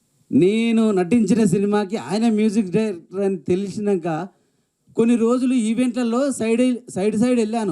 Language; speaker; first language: Telugu; native; Telugu